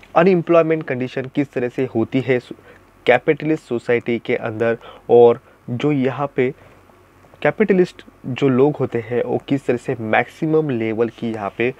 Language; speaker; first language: Hindi; non-native, local second language; Marathi